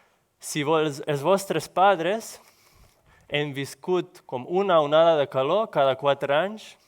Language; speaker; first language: Catalan; non-native, local second language; Spanish